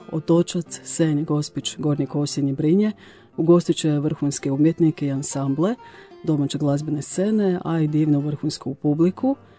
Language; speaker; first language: Croatian; native; Croatian